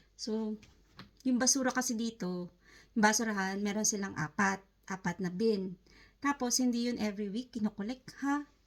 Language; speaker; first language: Filipino; native; Filipino